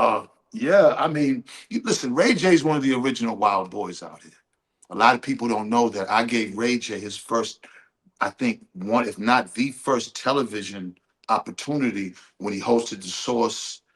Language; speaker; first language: English; native; English